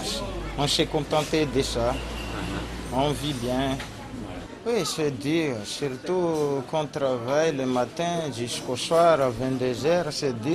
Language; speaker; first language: French; non-native, local second language; Malagasy